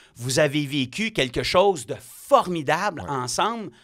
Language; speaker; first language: French; native; French